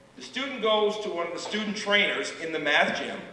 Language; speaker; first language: English; native; English